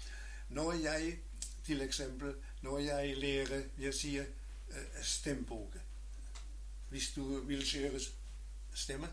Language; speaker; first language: Norwegian; non-native, learner; German